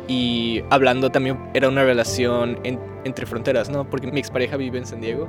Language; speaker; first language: Spanish; native; Spanish